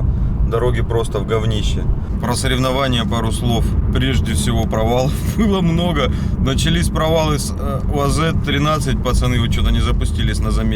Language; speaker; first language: Russian; native; Russian